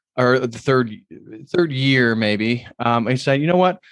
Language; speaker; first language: English; native; English